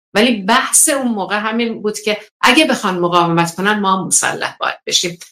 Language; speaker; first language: Persian; non-native, local second language; Azerbaijani